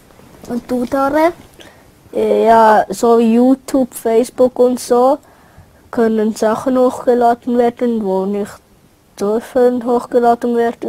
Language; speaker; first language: German; early bilingual, other home language; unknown